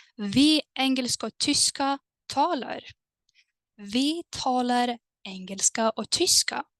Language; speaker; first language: Swedish; non-native, fluent; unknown